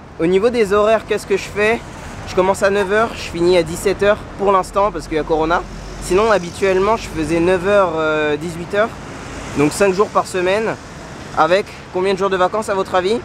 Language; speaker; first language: French; native; French